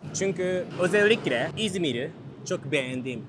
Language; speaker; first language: Turkish; non-native, learner; Japanese